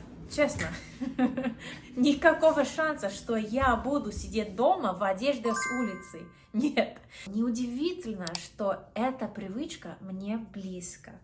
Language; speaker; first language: Russian; non-native, fluent; English